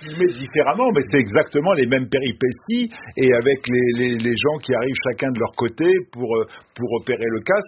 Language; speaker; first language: French; native; French